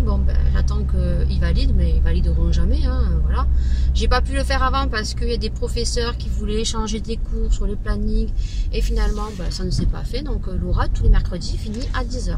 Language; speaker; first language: French; native; French